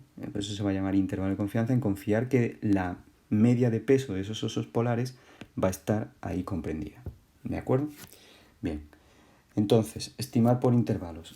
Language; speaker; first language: Spanish; native; Spanish